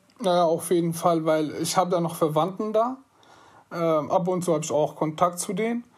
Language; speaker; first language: German; non-native, fluent; Arabic